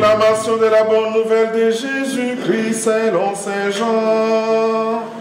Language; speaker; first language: French; non-native, local second language; Lingala